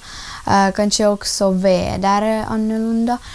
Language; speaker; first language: Swedish; early bilingual, other home language; Ukrainian